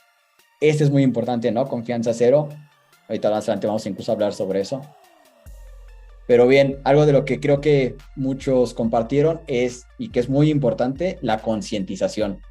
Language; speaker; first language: Spanish; native; Spanish